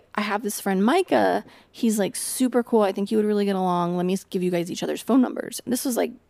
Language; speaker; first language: English; native; English